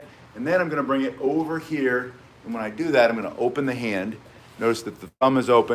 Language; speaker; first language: English; native; English